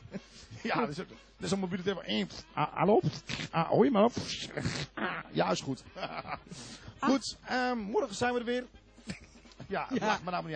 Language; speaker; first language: Dutch; native; Dutch